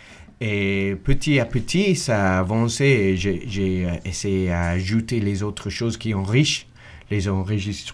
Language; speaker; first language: French; non-native, fluent; English